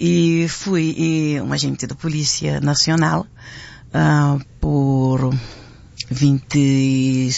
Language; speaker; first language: Portuguese; non-native, local second language; Kabuverdianu